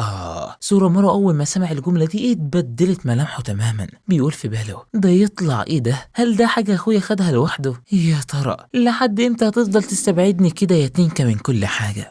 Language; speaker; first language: Arabic; native; Arabic